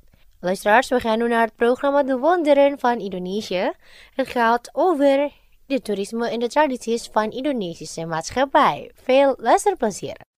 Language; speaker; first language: Dutch; non-native, fluent; Indonesian